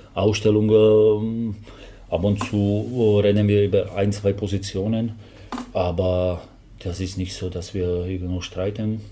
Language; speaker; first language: German; non-native, fluent; Slovak